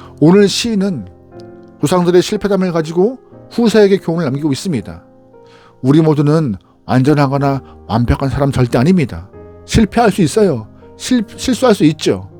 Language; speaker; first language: Korean; native; Korean